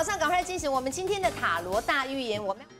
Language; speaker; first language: Chinese; native; Chinese